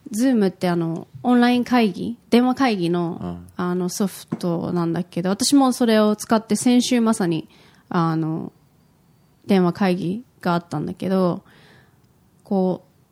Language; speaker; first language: Japanese; native; Japanese